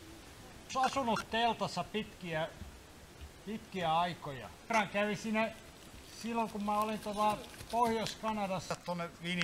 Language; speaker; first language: Finnish; native; Finnish